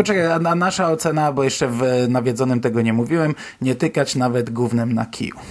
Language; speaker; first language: Polish; native; Polish